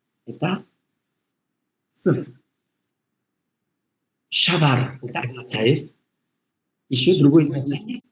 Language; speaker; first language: Russian; non-native, learner; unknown